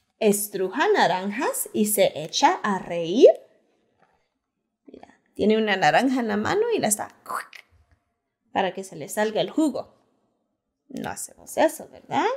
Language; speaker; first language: Spanish; early bilingual, heritage; Spanish